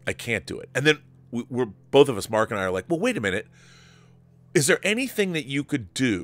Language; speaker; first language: English; native; English